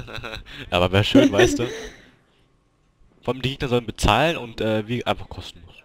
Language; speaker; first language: German; native; German